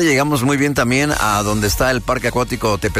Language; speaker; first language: Spanish; native; Spanish